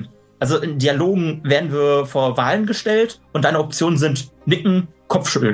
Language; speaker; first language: German; native; German